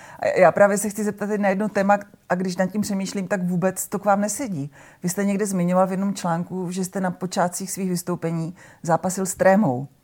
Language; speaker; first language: Czech; native; Czech